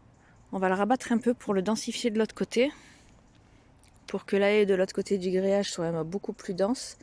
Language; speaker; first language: French; native; French